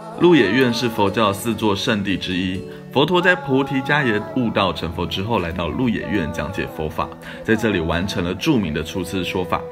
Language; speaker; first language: Chinese; native; Chinese